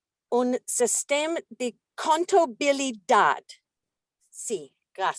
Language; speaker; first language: Spanish; non-native, learner; English